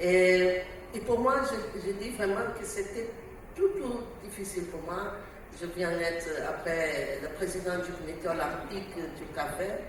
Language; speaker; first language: French; non-native, learner; Portuguese